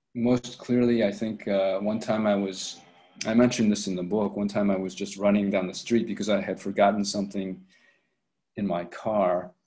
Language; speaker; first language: English; native; English